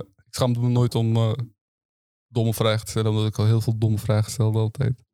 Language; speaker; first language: Dutch; early bilingual, other home language; Turkish